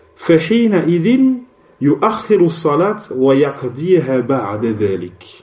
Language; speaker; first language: Arabic; non-native, fluent; French